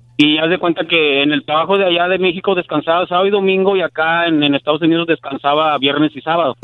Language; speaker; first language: Spanish; native; Spanish